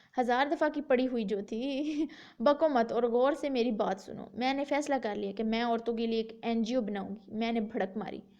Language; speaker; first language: Urdu; native; Urdu